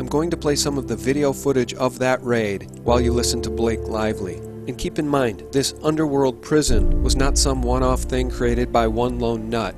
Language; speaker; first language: English; native; English